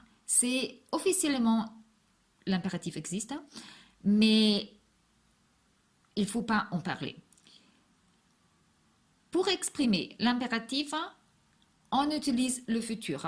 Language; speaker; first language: French; non-native, fluent; Hebrew